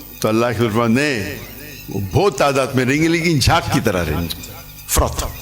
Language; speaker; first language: Urdu; non-native, local second language; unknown